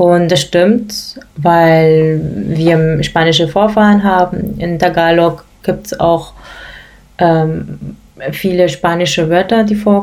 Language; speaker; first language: German; early bilingual, other home language; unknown